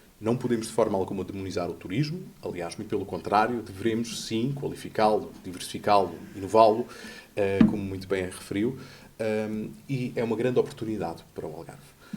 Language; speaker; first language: Portuguese; native; Portuguese